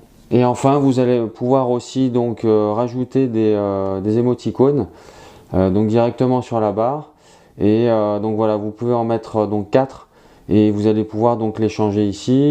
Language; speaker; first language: French; native; French